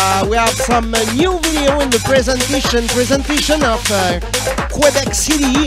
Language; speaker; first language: English; non-native, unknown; French